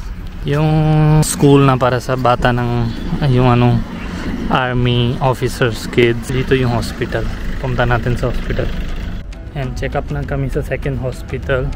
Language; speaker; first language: Filipino; non-native, learner; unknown